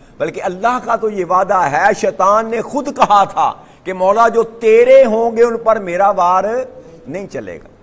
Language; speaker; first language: Urdu; non-native, local second language; Punjabi